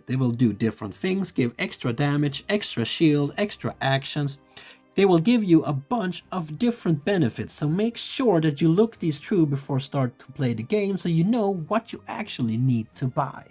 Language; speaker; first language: English; non-native, fluent; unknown